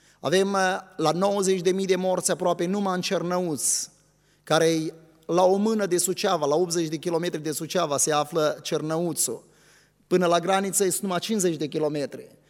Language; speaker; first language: Romanian; native; Romanian